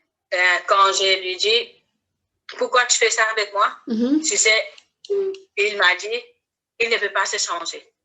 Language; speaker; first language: French; non-native, learner; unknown